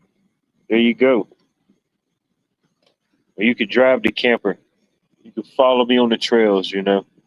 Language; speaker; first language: English; native; English